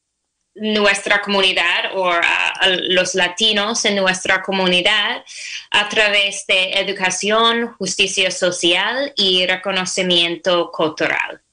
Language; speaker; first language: Spanish; non-native, fluent; English